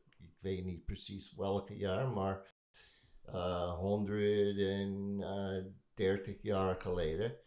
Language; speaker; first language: Dutch; non-native, learner; English